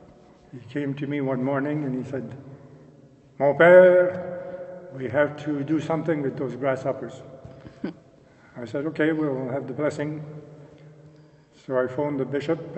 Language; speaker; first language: English; non-native, local second language; French